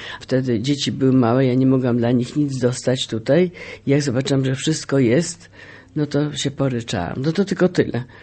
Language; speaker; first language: Polish; native; Polish